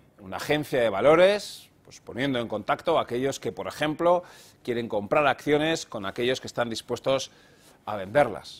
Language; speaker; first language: Spanish; native; Spanish